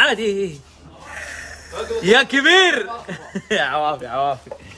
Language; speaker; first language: Arabic; native; Arabic